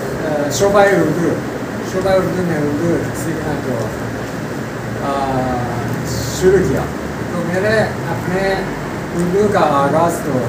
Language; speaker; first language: Hindi; non-native, learner; Japanese